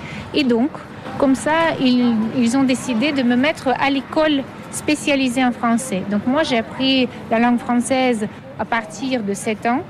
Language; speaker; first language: French; non-native, fluent; Russian